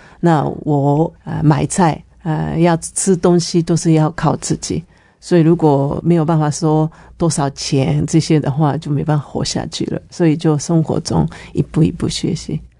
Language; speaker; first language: Chinese; non-native, fluent; Japanese